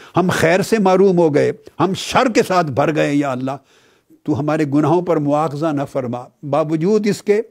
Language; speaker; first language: Urdu; native; Urdu